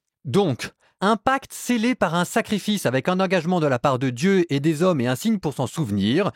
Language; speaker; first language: French; native; French